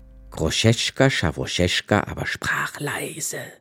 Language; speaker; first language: German; native; German